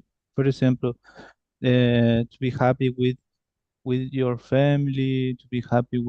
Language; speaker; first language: English; non-native, learner; Spanish